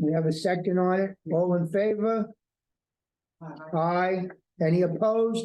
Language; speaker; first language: English; native; English